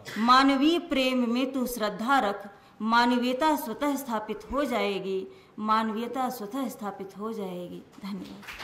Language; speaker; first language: Hindi; native; Hindi